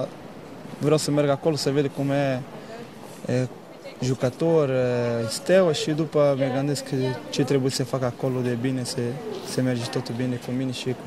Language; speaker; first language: Romanian; non-native, learner; Portuguese